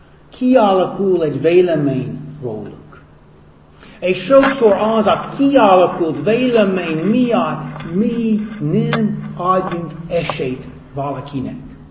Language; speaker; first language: Hungarian; non-native, fluent; English